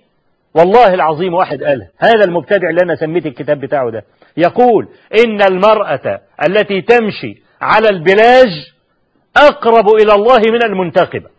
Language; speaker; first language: Arabic; native; Arabic